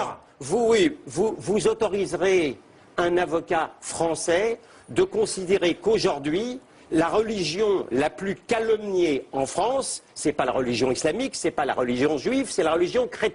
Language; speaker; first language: French; native; French